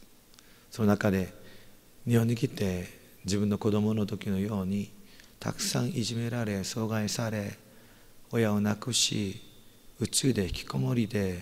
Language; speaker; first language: Japanese; non-native, fluent; Korean